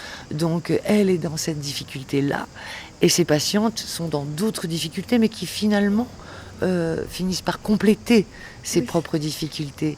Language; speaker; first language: French; native; French